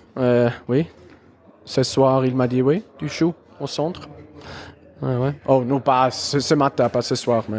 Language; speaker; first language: French; non-native, local second language; German